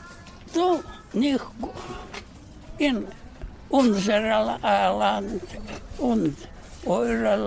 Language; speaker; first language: German; non-native, learner; Russian